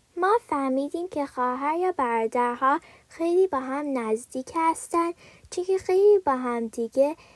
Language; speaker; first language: Persian; early bilingual, heritage; Persian